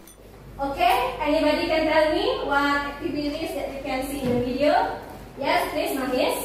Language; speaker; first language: English; non-native, fluent; Indonesian